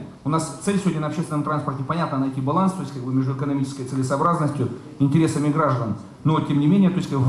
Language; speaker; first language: Russian; native; Russian